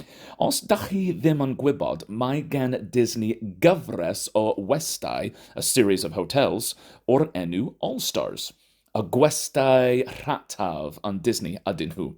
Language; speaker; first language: Welsh; non-native, fluent; English